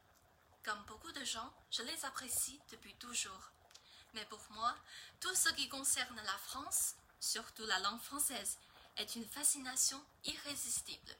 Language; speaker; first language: French; non-native, learner; Chinese